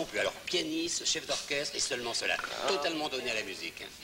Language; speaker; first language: French; native; French